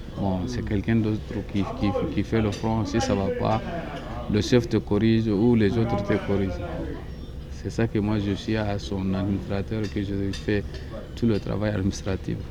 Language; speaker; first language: French; non-native, local second language; Soninke